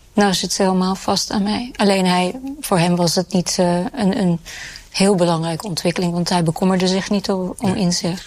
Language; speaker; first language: Dutch; early bilingual, other home language; Urdu